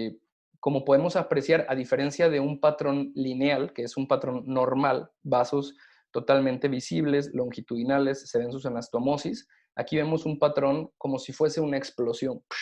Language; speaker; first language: Spanish; native; Spanish